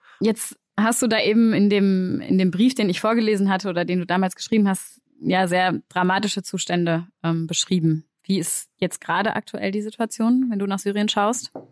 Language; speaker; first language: German; native; German